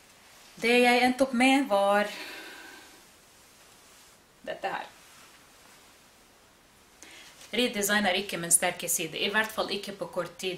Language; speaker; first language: Norwegian; non-native, fluent; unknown